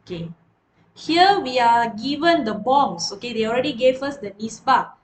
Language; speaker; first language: English; non-native, local second language; Malay